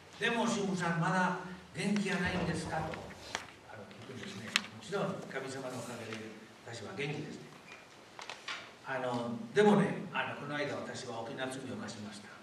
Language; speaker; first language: Japanese; non-native, fluent; Spanish